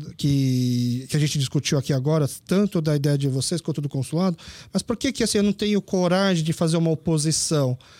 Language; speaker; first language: Portuguese; early bilingual, other home language; Korean